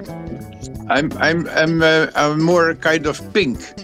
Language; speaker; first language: English; non-native, fluent; Dutch